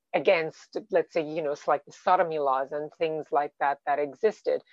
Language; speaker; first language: English; non-native, fluent; Persian